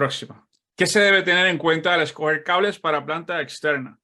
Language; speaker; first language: Spanish; native; Spanish